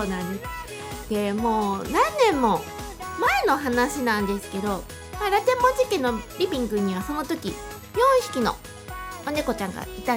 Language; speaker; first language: Japanese; native; Japanese